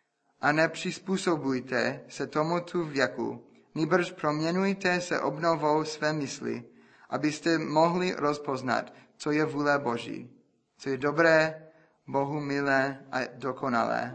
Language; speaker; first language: Czech; non-native, fluent; English